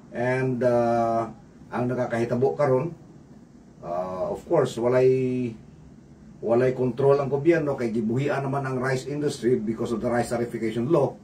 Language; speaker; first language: Cebuano; non-native, local second language; Hiligaynon